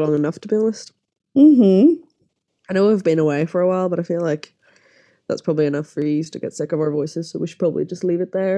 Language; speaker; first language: English; native; English